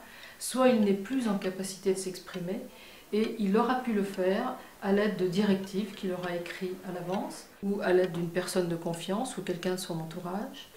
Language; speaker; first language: French; native; French